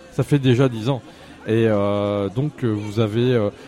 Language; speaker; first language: French; native; French